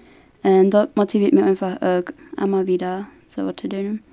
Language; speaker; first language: German; non-native, local second language; Plautdietsch